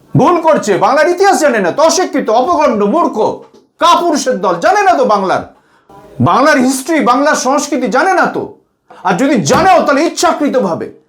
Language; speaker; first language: Bangla; native; Bangla